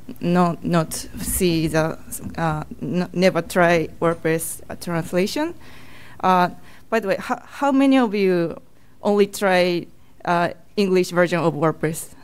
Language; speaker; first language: English; non-native, learner; Japanese